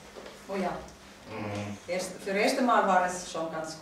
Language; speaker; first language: German; non-native, learner; Polish